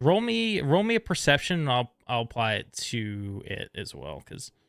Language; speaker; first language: English; native; English